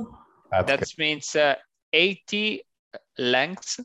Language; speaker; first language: English; non-native, learner; Italian